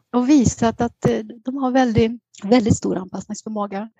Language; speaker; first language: Swedish; native; Swedish